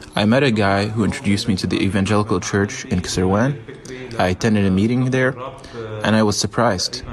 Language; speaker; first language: English; non-native, fluent; Arabic